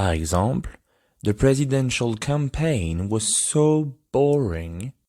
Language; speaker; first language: English; non-native, fluent; French